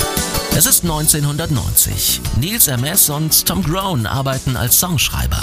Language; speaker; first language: German; native; German